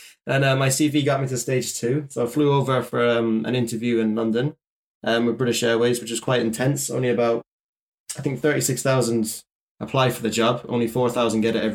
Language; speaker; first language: English; native; English